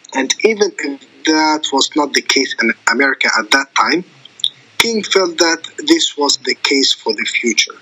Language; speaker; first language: English; non-native, fluent; Arabic